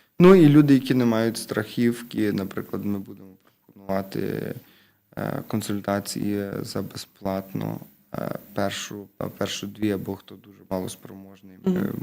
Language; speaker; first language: Ukrainian; native; Ukrainian